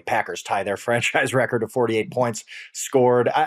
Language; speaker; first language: English; native; English